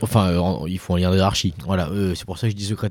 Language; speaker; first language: French; native; French